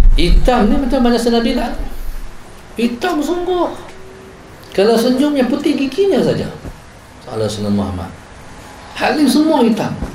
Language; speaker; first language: Malay; native; Malay